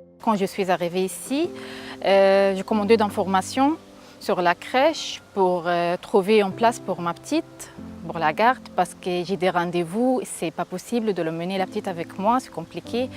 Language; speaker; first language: French; non-native, learner; Arabic